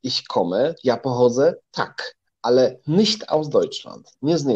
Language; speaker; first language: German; non-native, fluent; Polish